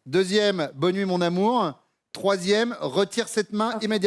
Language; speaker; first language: French; native; French